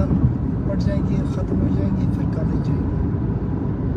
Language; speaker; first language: Hindi; non-native, learner; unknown